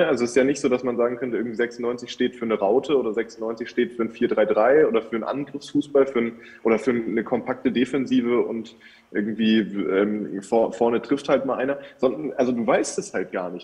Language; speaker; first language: German; native; German